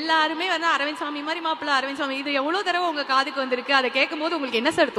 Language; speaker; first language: Tamil; native; Tamil